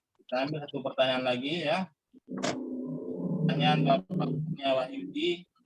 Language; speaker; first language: Indonesian; native; Indonesian